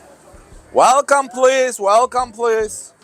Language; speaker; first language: English; non-native, learner; Georgian